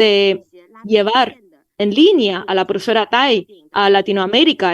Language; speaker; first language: Spanish; non-native, fluent; Chinese